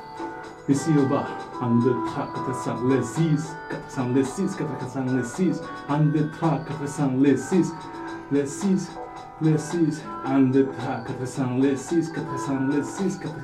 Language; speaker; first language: French; non-native, learner; Spanish